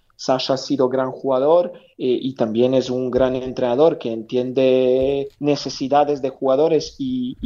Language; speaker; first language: Spanish; non-native, fluent; Serbian